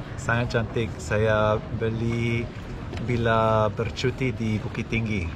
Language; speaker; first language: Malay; non-native, learner; German